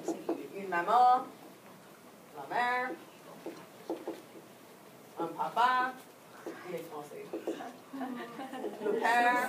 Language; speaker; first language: French; non-native, fluent; English